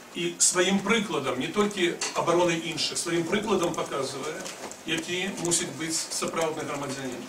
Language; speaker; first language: Belarusian; non-native, local second language; Russian